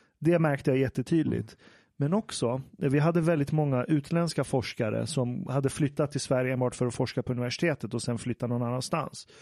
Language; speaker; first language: Swedish; early bilingual, other home language; Persian